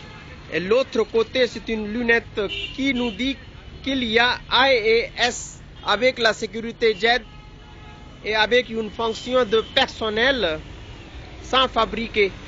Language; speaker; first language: French; non-native, learner; Hindi